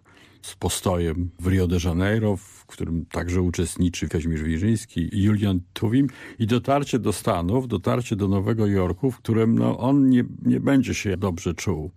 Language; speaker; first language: Polish; native; Polish